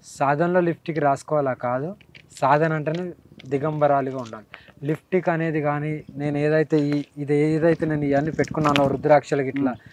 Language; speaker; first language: Telugu; native; Telugu